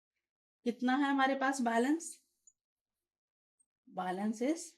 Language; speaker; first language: Hindi; native; Hindi